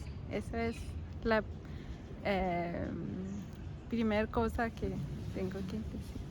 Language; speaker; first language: Spanish; non-native, learner; Persian